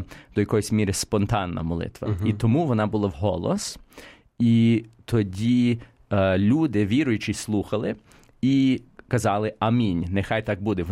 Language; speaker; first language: Ukrainian; early bilingual, heritage; Ukrainian